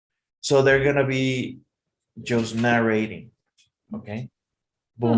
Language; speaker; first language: English; non-native, fluent; Spanish